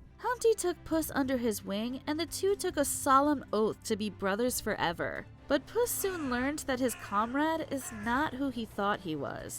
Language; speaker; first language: English; native; English